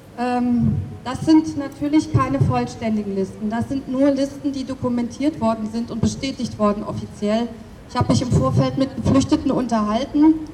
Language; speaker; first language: German; native; German